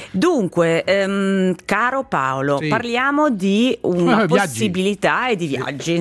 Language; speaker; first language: Italian; native; Italian